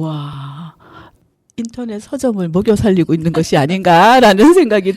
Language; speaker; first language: Korean; native; Korean